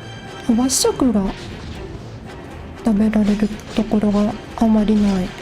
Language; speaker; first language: Japanese; non-native, learner; English